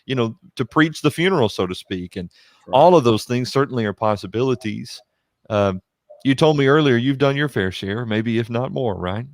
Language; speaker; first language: English; native; English